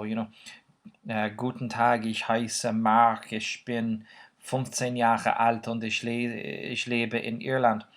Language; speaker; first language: German; non-native, fluent; Irish